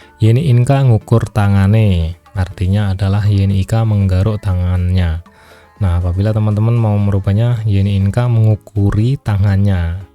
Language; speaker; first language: Indonesian; non-native, local second language; Javanese